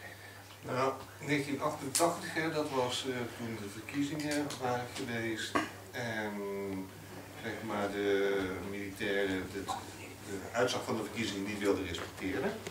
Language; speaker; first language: Dutch; native; Dutch